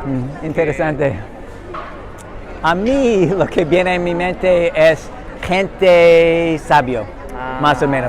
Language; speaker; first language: Spanish; non-native, learner; English